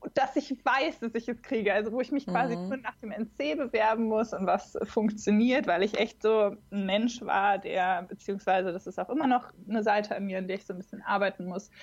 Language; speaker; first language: German; native; German